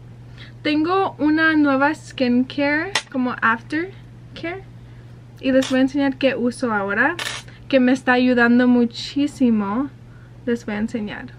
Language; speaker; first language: Spanish; early bilingual, heritage; Spanish